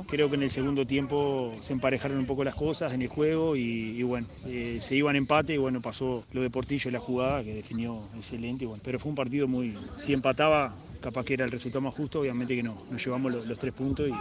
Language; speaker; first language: Spanish; native; Spanish